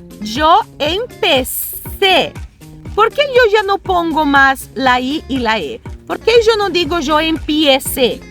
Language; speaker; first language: Spanish; non-native, fluent; Portuguese